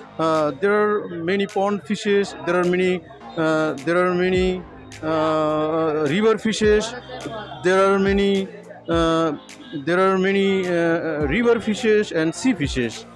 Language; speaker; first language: English; non-native, learner; Bangla